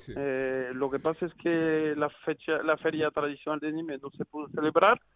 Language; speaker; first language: Spanish; non-native, fluent; French